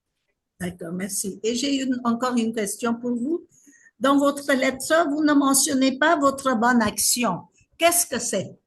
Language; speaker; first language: French; non-native, fluent; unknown